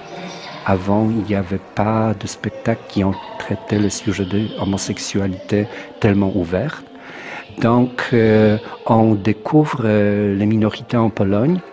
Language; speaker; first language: French; non-native, fluent; Polish